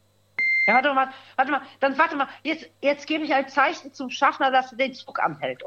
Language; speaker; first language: German; native; German